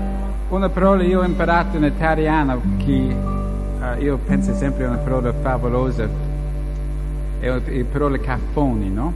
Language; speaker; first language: Italian; non-native, learner; English